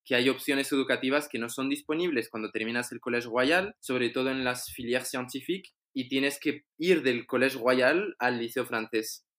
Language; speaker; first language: Spanish; non-native, fluent; Arabic